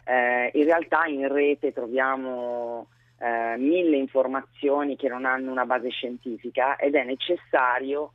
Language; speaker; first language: Italian; native; Italian